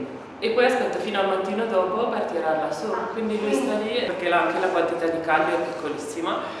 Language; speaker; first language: Italian; native; Italian